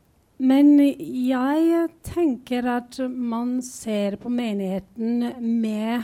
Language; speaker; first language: Norwegian; non-native, fluent; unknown